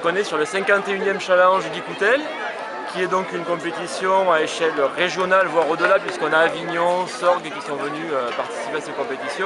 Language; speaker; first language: French; native; French